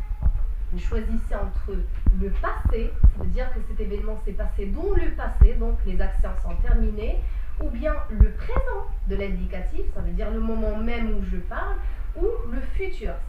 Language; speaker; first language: French; non-native, local second language; Arabic